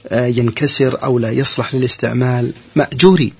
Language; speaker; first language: Arabic; native; Arabic